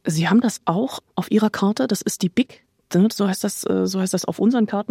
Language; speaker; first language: German; native; German